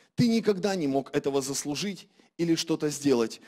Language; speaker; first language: Russian; native; Russian